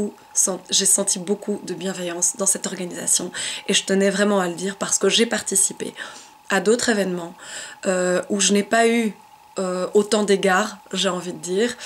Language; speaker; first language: French; native; French